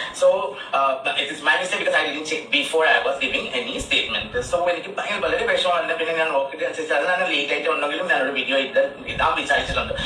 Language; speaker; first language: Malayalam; non-native, fluent; Assamese